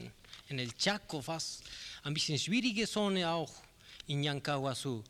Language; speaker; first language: German; non-native, learner; Spanish